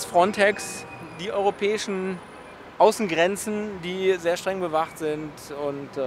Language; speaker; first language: German; native; German